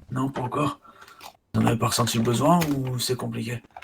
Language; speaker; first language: French; native; French